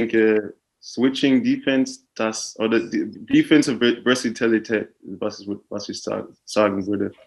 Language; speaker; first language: German; non-native, fluent; English